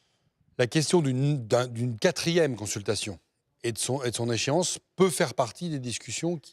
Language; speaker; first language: French; native; French